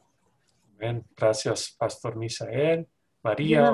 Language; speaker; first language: Spanish; non-native, learner; English